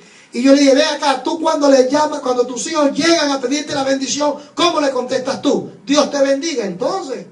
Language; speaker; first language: Spanish; native; Spanish